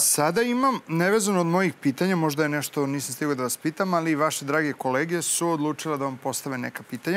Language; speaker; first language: Serbian; native; Serbian